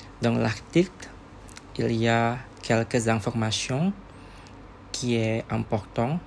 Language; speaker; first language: French; non-native, learner; Indonesian